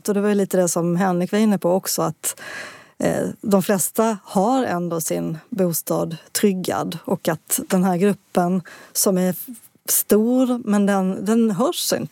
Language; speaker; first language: Swedish; native; Swedish